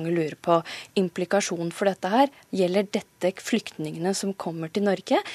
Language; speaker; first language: Norwegian; native; Norwegian